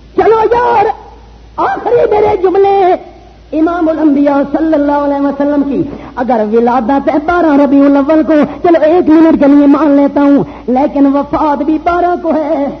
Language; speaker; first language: Urdu; non-native, local second language; Punjabi